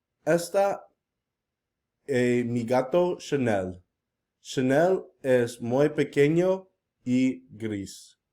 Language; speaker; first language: Spanish; non-native, learner; English